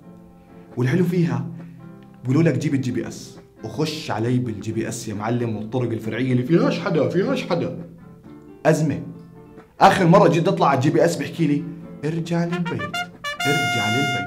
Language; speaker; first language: Arabic; native; Arabic